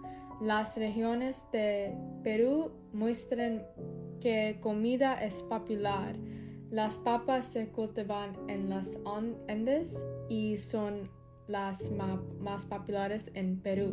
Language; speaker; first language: Spanish; non-native, learner; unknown